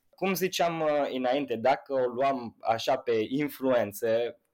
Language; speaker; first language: Romanian; non-native, fluent; Italian